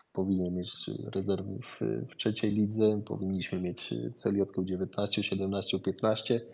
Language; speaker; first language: Polish; early bilingual, heritage; Polish